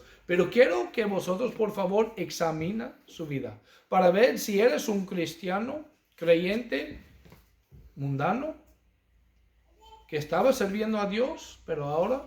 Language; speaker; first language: Spanish; non-native, fluent; English